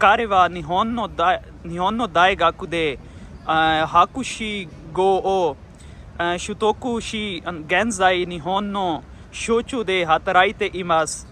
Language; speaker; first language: Japanese; non-native, learner; Urdu